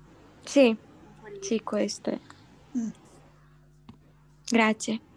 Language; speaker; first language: Italian; non-native, learner; Romanian